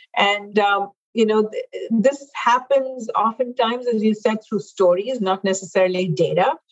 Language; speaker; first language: English; non-native, local second language; Hindi